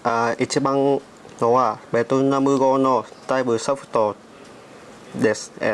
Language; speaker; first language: Japanese; non-native, learner; Vietnamese